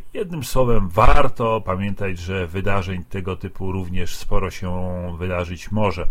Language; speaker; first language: Polish; native; Polish